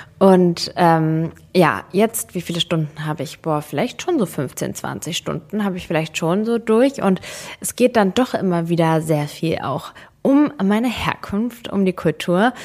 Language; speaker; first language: German; early bilingual, other home language; Serbian